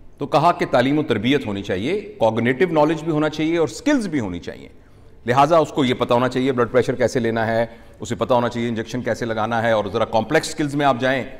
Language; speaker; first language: Urdu; non-native, local second language; Punjabi